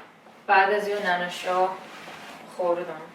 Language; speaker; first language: Persian; non-native, learner; English